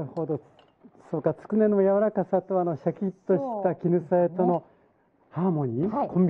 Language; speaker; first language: Japanese; native; Japanese